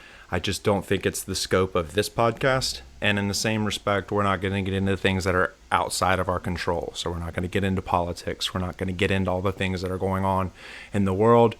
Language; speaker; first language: English; native; English